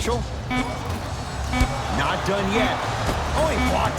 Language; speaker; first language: English; native; English